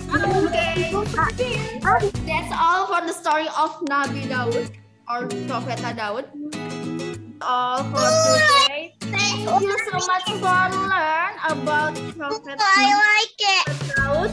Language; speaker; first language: English; non-native, local second language; Indonesian